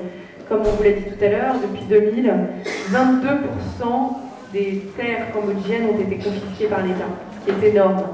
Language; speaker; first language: French; native; French